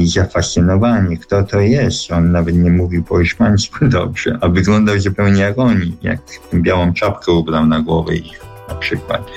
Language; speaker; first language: Polish; early bilingual, heritage; Polish